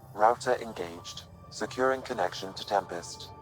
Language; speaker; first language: English; non-native, learner; Russian